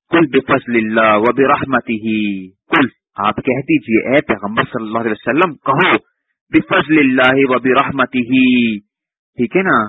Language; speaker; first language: Urdu; native; Urdu